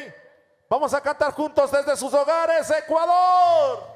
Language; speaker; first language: Spanish; native; Spanish